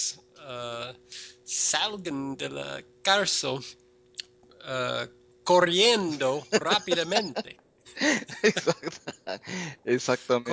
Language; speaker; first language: Spanish; non-native, fluent; English